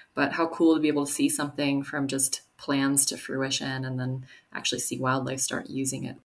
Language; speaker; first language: English; native; English